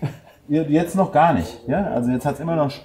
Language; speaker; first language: German; native; German